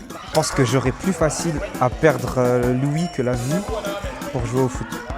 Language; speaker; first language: French; native; French